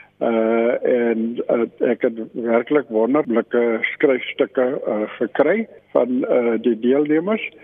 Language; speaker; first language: Afrikaans; native; Afrikaans